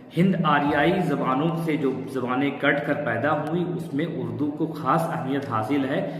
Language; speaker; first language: Urdu; native; Urdu